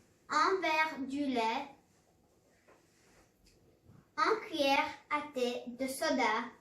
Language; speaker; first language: French; non-native, learner; English